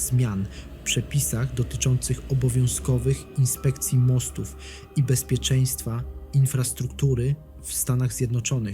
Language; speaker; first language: Polish; native; Polish